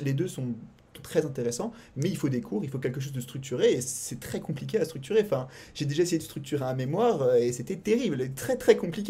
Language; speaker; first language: French; native; French